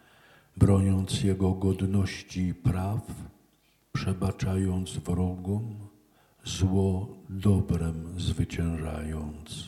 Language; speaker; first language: Polish; native; Polish